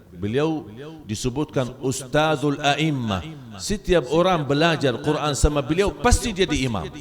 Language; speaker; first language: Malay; non-native, fluent; Arabic